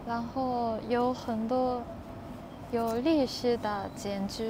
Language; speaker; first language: Chinese; non-native, learner; Japanese